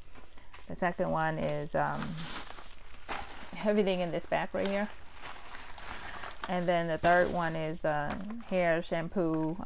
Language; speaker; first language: English; non-native, fluent; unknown